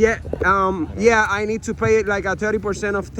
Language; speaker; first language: English; non-native, learner; Spanish